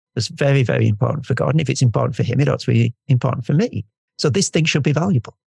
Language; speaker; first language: English; native; English